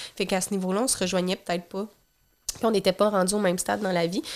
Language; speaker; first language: French; native; French